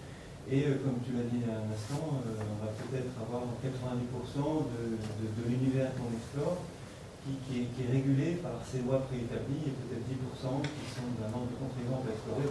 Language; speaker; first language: French; native; French